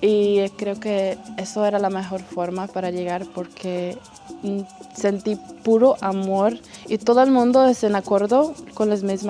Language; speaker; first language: Spanish; non-native, fluent; English